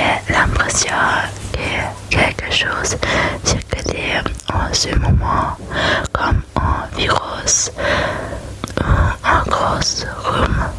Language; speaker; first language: French; non-native, learner; German